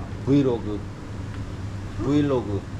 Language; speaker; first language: Korean; native; Korean